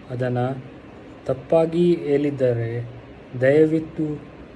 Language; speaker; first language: Kannada; non-native, local second language; Hindi